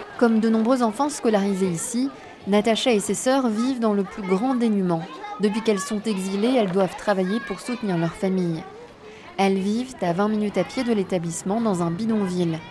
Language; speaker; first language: French; native; French